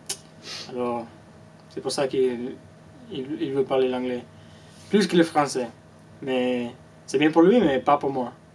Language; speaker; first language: French; non-native, fluent; Spanish